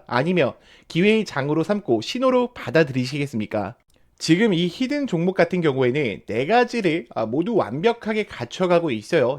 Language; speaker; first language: Korean; native; Korean